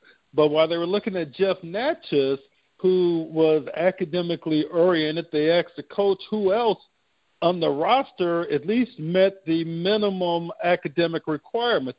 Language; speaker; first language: English; native; English